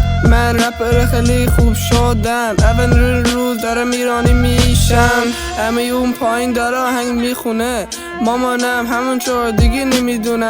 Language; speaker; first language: Persian; early bilingual, heritage; Persian